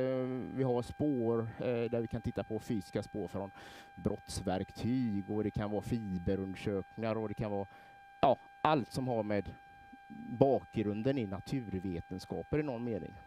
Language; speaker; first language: Swedish; native; Swedish